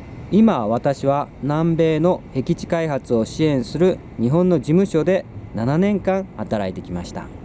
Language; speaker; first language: Japanese; non-native, fluent; Korean